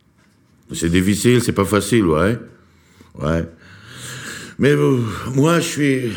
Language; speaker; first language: French; non-native, learner; Georgian